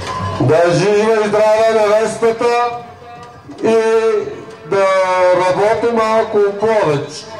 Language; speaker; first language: Bulgarian; native; Bulgarian